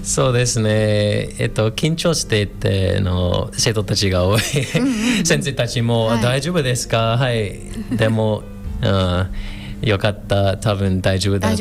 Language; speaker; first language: Japanese; non-native, fluent; English